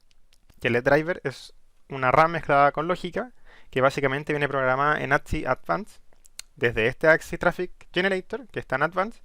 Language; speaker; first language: Spanish; native; Spanish